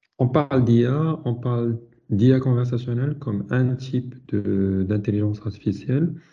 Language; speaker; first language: French; non-native, local second language; Arabic